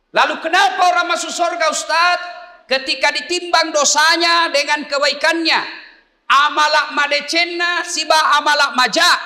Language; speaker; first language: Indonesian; non-native, local second language; Buginese